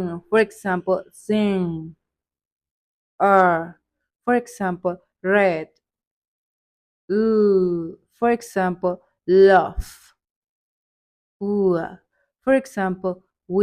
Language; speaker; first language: English; non-native, learner; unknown